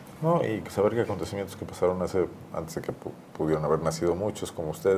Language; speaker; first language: Spanish; native; Spanish